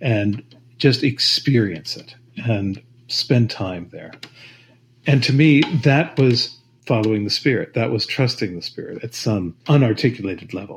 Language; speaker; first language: English; native; English